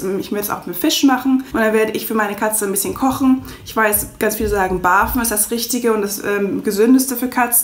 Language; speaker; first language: German; native; German